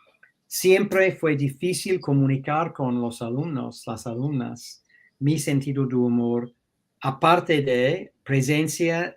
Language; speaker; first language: Spanish; non-native, fluent; English